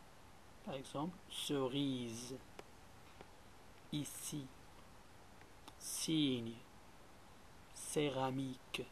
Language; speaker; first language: French; non-native, local second language; Arabic